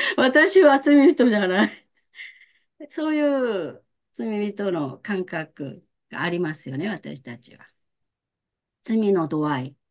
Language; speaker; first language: Japanese; non-native, fluent; Korean